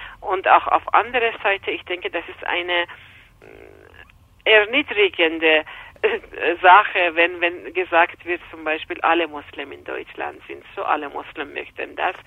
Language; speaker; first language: German; non-native, fluent; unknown